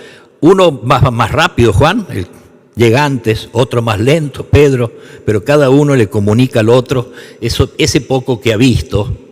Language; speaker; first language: Spanish; native; Spanish